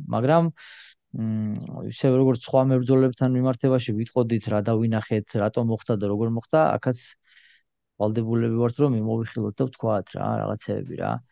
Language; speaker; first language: Georgian; native; Georgian